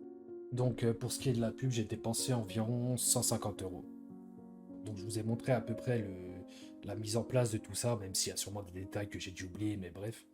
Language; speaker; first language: French; native; French